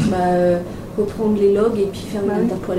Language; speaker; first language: French; native; French